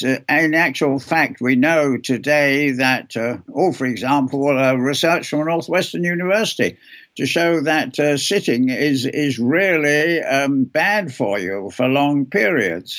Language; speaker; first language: English; native; English